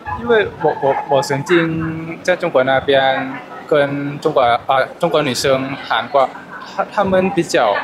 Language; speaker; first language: Chinese; non-native, fluent; Lao